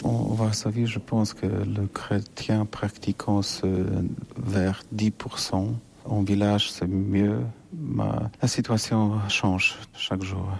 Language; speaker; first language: French; non-native, learner; Polish